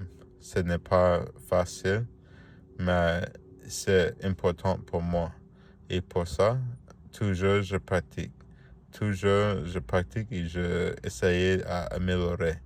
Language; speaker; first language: French; non-native, learner; Spanish